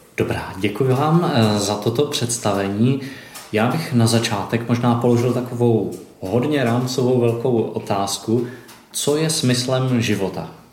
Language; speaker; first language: Czech; native; Czech